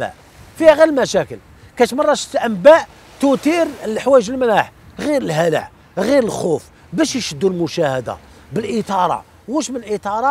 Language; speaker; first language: Arabic; native; Arabic